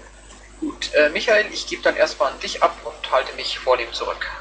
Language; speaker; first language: German; native; German